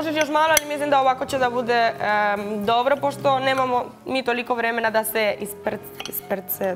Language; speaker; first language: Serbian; non-native, learner; Spanish